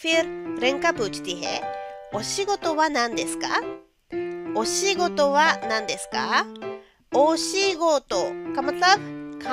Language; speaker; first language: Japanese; non-native, fluent; Hindi